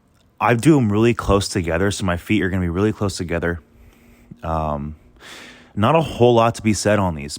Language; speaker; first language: English; native; English